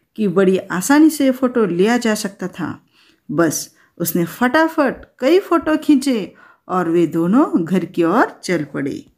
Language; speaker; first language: Hindi; non-native, local second language; Marathi